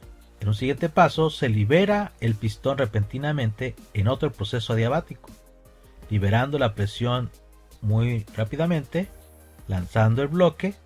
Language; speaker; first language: Spanish; native; Spanish